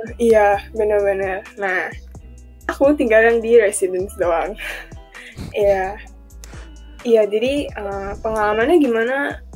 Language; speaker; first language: Indonesian; native; Indonesian